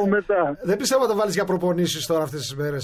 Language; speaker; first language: Greek; native; Greek